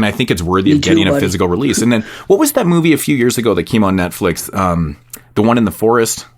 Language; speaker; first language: English; native; English